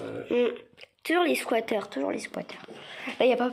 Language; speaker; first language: French; native; French